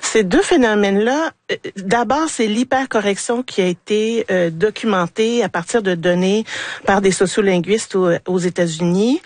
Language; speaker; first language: French; native; French